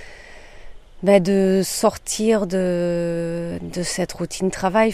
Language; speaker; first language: French; native; French